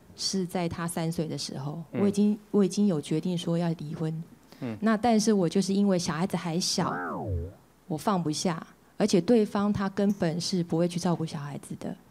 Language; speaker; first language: Chinese; native; Chinese